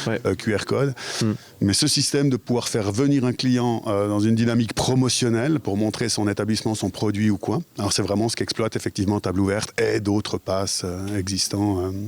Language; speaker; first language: French; native; French